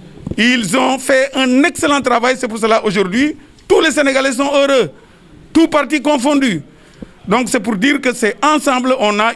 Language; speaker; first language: French; non-native, local second language; Wolof